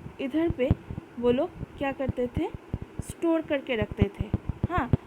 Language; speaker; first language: Hindi; non-native, local second language; Bangla